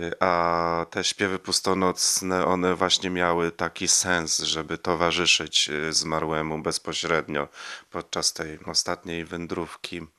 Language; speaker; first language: Polish; native; Polish